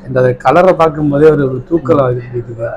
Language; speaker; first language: Tamil; native; Tamil